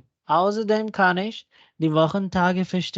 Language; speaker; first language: German; non-native, fluent; Urdu